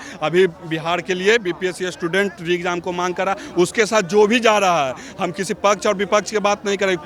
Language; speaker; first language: Hindi; non-native, local second language; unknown